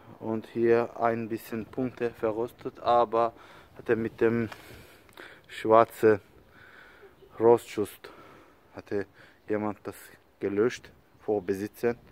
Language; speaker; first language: German; non-native, learner; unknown